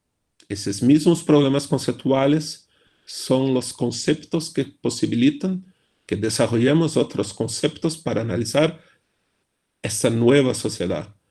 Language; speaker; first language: Spanish; non-native, fluent; Portuguese